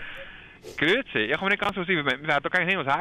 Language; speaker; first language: German; native; German